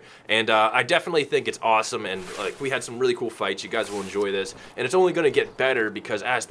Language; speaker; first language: English; native; English